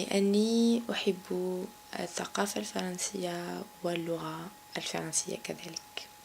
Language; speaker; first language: Arabic; non-native, local second language; Kabyle